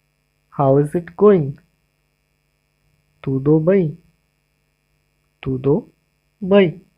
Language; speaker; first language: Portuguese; non-native, learner; English